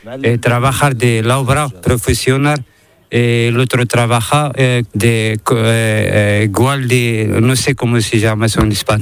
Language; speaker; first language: Spanish; non-native, learner; Arabic